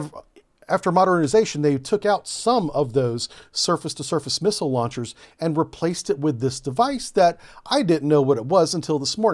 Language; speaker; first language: English; native; English